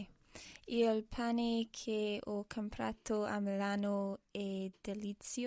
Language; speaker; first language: Italian; non-native, learner; English